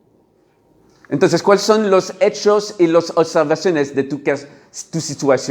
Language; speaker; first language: Spanish; non-native, learner; French